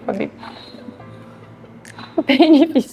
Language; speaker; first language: Portuguese; non-native, fluent; Russian